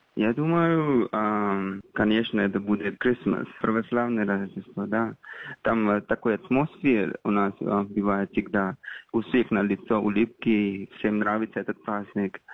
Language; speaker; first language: Russian; non-native, fluent; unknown